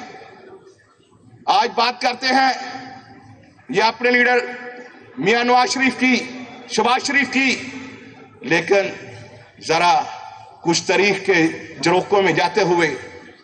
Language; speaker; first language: Urdu; non-native, local second language; Punjabi